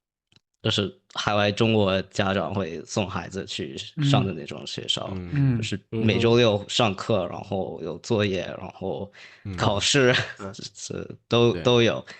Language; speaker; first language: Chinese; early bilingual, heritage; English